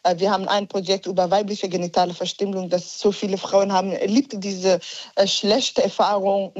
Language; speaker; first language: German; non-native, learner; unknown